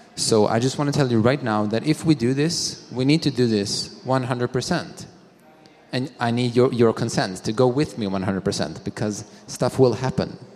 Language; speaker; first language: English; non-native, fluent; Swedish